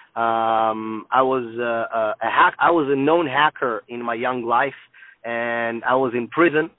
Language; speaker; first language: English; non-native, fluent; Hebrew